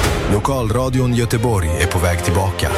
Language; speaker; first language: Swedish; native; Swedish